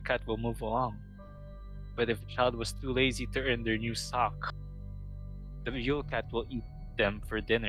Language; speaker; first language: English; non-native, local second language; Filipino